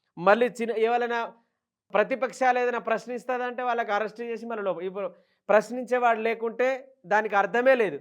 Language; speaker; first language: Telugu; non-native, local second language; Lambadi